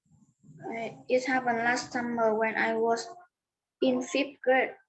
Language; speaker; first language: English; non-native, learner; Vietnamese